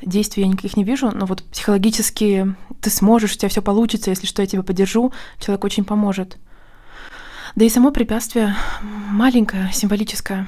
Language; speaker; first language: Russian; native; Russian